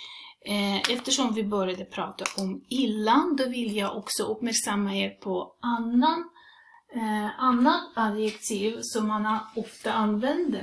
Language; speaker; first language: Swedish; non-native, fluent; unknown